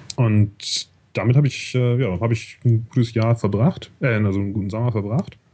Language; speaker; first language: German; native; German